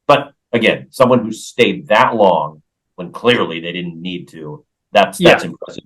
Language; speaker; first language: English; native; English